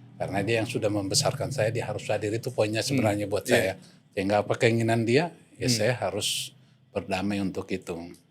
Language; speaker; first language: Indonesian; non-native, local second language; Batak Toba